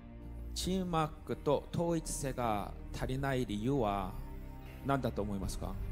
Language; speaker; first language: Japanese; non-native, learner; Korean